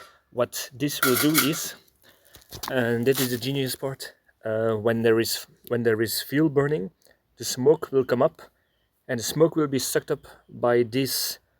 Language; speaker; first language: English; non-native, fluent; Dutch